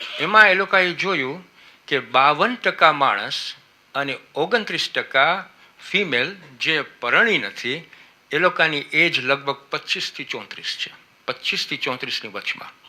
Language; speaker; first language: Gujarati; early bilingual, heritage; Gujarati